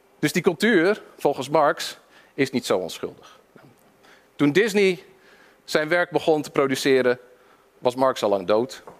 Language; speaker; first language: Dutch; early bilingual, other home language; English